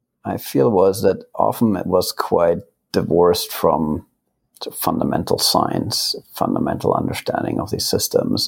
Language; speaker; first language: English; non-native, fluent; Finnish